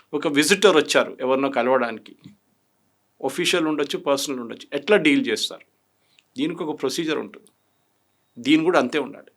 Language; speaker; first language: Telugu; non-native, fluent; Malayalam